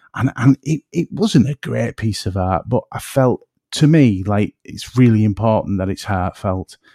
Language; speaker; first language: English; native; English